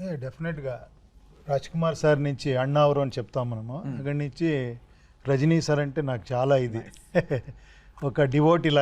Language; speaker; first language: Telugu; non-native, local second language; Kannada